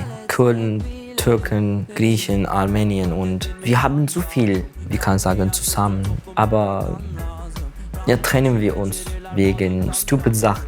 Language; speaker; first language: German; non-native, learner; Turkish